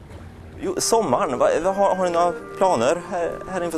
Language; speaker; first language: Swedish; native; Swedish